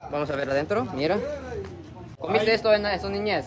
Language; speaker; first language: Spanish; non-native, fluent; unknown